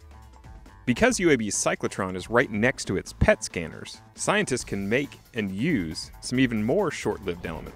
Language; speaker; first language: English; native; English